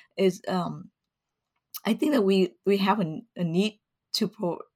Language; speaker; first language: English; early bilingual, other home language; Vietnamese